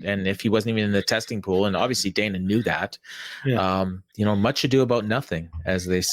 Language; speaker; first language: English; native; English